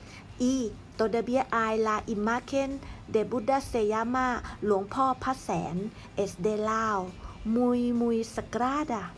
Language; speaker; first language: Spanish; non-native, learner; Thai